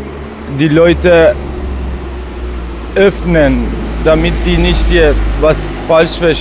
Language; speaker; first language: German; non-native, fluent; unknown